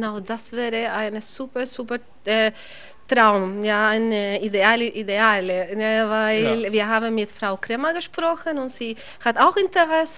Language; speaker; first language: German; non-native, learner; Spanish